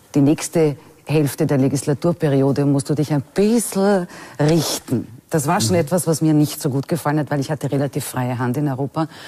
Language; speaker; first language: German; native; German